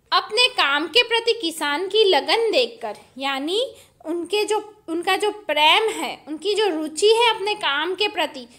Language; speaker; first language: Hindi; non-native, local second language; Gujarati